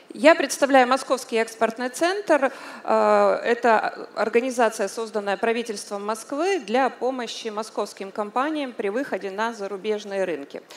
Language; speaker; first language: Russian; native; Russian